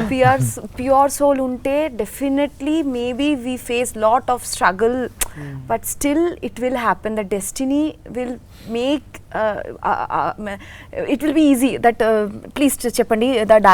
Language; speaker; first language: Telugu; non-native, learner; Bangla